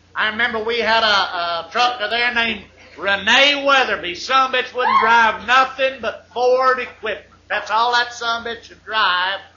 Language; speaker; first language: English; native; English